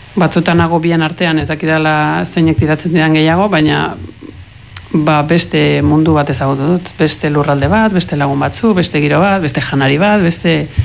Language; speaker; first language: Basque; early bilingual, heritage; Spanish